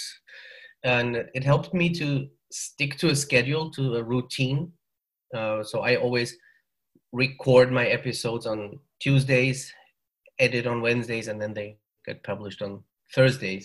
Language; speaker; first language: English; non-native, fluent; German